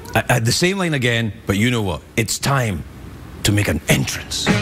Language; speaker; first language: English; native; English